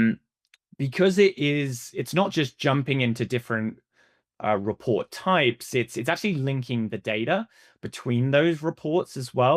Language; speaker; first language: English; native; English